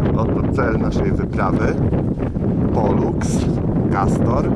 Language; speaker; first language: Polish; native; Polish